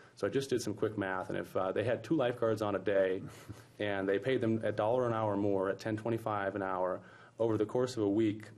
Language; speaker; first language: English; native; English